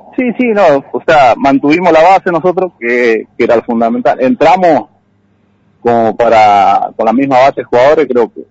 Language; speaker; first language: Spanish; native; Spanish